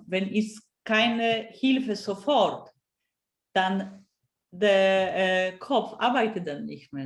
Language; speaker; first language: German; non-native, fluent; Polish